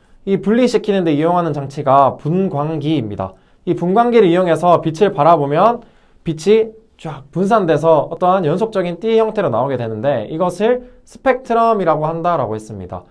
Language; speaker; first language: Korean; native; Korean